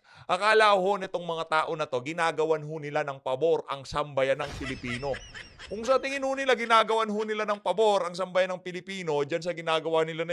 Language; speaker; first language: Filipino; native; Filipino